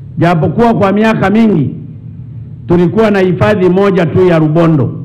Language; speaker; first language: Swahili; non-native, local second language; Sukuma